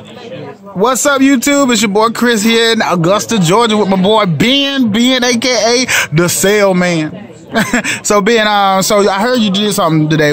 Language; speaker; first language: English; native; English